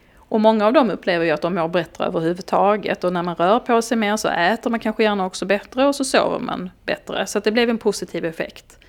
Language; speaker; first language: Swedish; native; Swedish